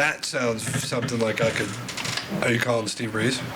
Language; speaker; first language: English; native; English